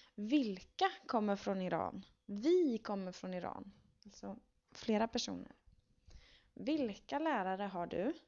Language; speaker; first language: Swedish; native; Swedish